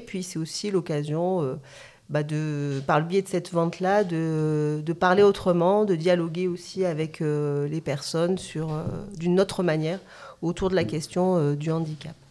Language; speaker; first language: French; native; French